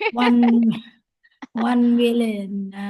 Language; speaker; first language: English; non-native, learner; Vietnamese